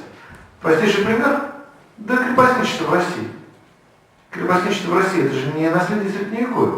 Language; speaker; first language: Russian; native; Russian